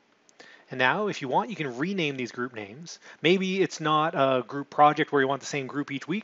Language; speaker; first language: English; native; English